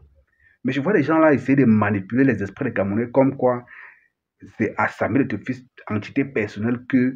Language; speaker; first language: French; native; French